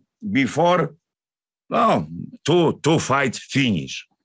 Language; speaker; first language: English; non-native, learner; Polish